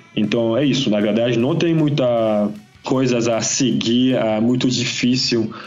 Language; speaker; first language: Portuguese; non-native, fluent; French